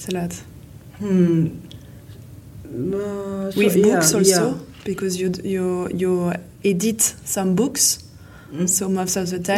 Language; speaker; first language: English; non-native, fluent; French